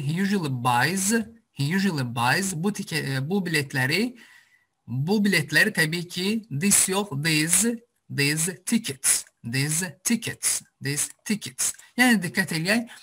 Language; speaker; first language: English; non-native, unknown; Azerbaijani